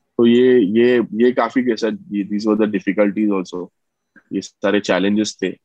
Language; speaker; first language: Hindi; native; Hindi